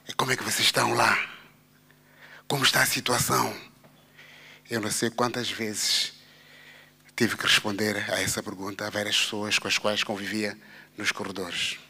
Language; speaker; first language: Portuguese; non-native, local second language; Tsonga